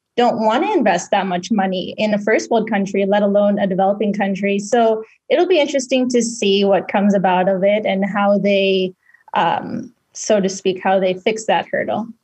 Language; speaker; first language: English; non-native, local second language; Filipino